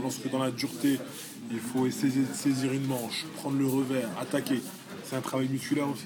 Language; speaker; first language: French; native; French